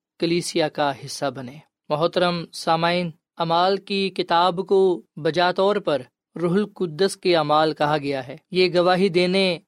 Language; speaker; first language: Urdu; non-native, local second language; Punjabi